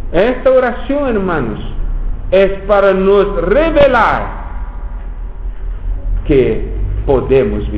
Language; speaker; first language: Spanish; non-native, fluent; Portuguese